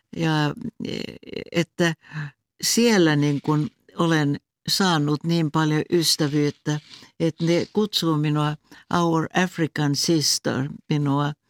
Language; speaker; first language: Finnish; non-native, local second language; Swedish